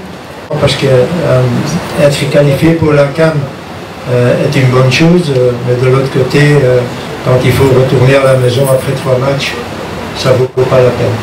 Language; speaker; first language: French; non-native, fluent; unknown